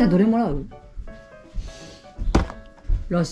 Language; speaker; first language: Japanese; native; Japanese